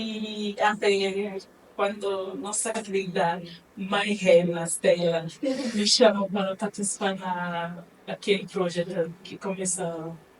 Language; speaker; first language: Portuguese; non-native, learner; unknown